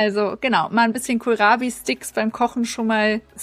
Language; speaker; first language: German; native; German